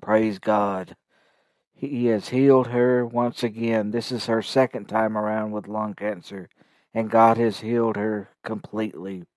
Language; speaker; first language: English; native; English